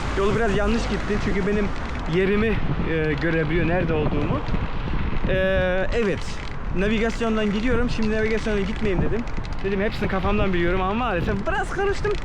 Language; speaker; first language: Turkish; early bilingual, heritage; Turkish